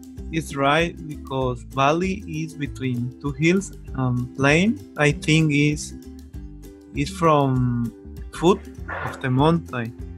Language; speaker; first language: English; non-native, learner; Spanish